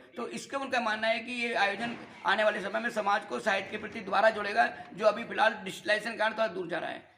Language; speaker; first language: Hindi; native; Hindi